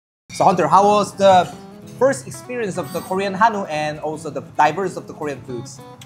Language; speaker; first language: English; non-native, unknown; Korean